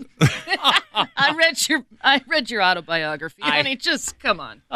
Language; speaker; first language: English; native; English